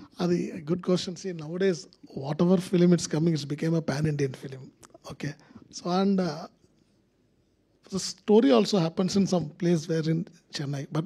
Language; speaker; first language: Telugu; non-native, learner; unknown